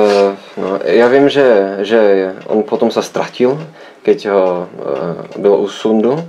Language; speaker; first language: Polish; non-native, learner; Slovak